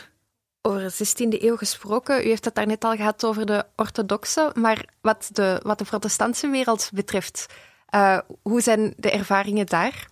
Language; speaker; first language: Dutch; native; Dutch